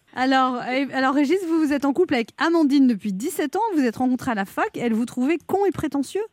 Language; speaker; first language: French; native; French